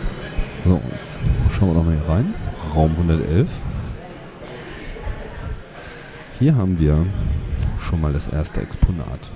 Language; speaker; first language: German; native; German